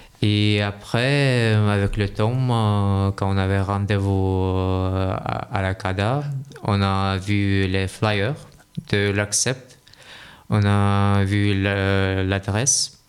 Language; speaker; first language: French; non-native, learner; Russian